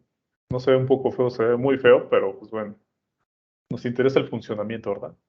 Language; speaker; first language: Spanish; native; Spanish